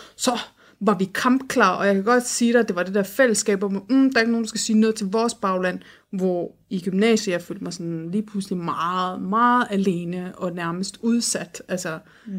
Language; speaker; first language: Danish; early bilingual, other home language; Turkish